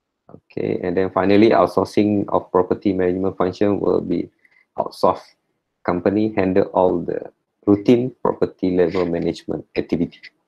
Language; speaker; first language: English; non-native, local second language; Malay